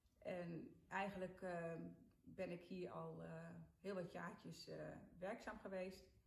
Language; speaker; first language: Dutch; early bilingual, other home language; Sinhala